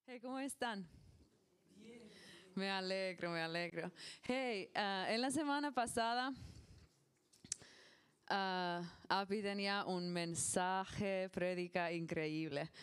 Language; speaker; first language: Spanish; non-native, learner; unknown